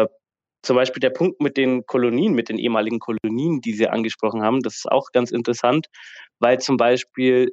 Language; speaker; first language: German; native; German